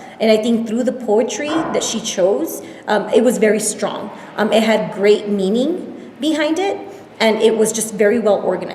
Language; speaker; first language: English; native; English